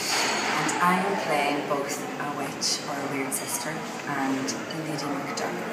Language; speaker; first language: English; native; English